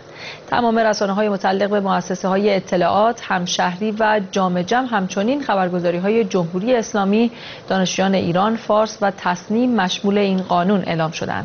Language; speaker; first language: Persian; native; Persian